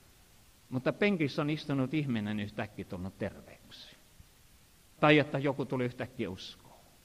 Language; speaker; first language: Finnish; non-native, fluent; Estonian